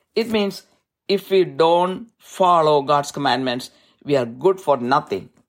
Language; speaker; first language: English; non-native, local second language; Malayalam